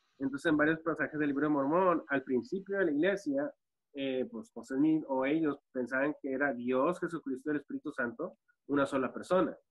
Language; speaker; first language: Spanish; native; Spanish